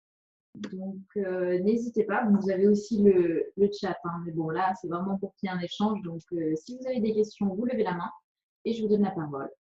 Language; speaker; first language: French; native; French